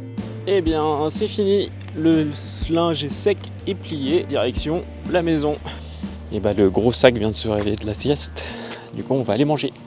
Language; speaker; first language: French; native; French